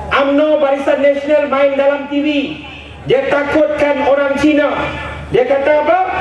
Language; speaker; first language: Malay; native; Malay